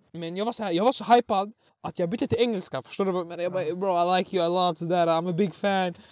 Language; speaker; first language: Swedish; early bilingual, other home language; Arabic